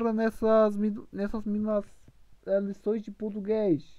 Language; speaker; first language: Portuguese; non-native, learner; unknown